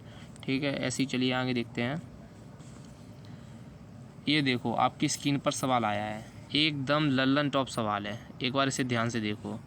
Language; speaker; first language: Hindi; native; Hindi